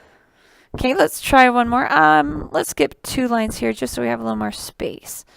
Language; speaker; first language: English; native; English